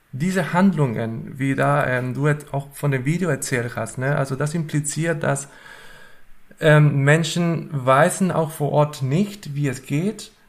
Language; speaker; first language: German; non-native, fluent; Spanish